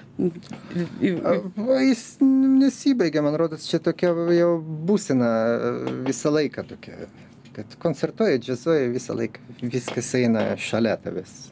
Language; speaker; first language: Lithuanian; non-native, local second language; Russian